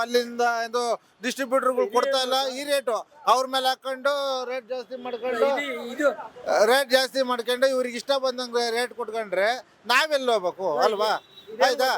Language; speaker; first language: Kannada; native; Kannada